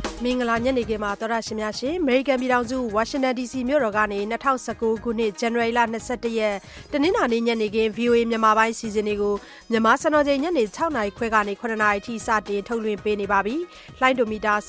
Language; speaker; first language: Burmese; native; Burmese